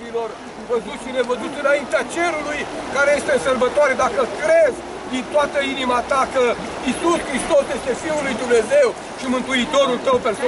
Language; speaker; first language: Romanian; native; Romanian